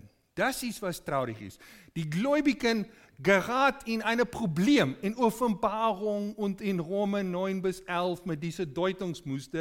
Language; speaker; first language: German; non-native, fluent; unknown